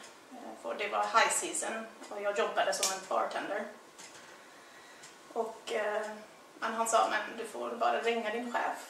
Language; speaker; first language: Swedish; non-native, fluent; English